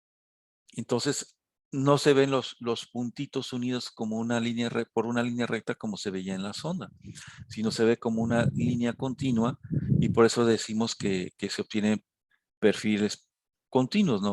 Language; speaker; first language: Spanish; native; Spanish